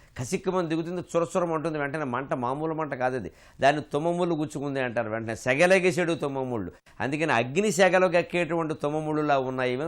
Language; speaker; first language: Telugu; native; Telugu